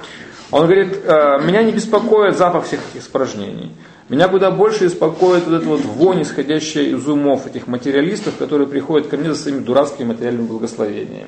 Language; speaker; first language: Russian; native; Russian